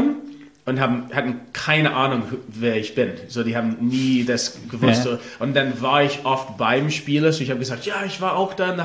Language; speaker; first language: German; non-native, learner; English